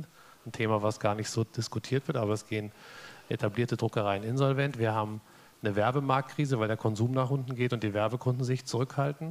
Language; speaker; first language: German; native; German